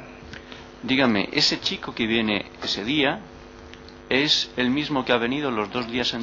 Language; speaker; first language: Spanish; native; Spanish